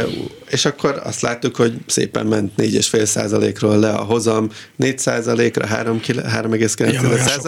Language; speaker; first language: Hungarian; native; Hungarian